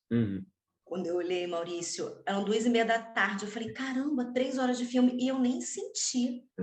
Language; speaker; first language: Portuguese; native; Portuguese